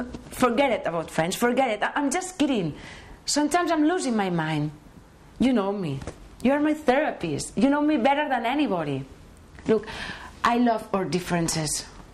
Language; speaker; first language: English; non-native, fluent; Spanish